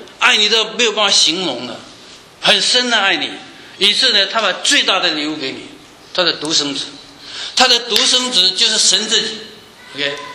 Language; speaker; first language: Chinese; native; Chinese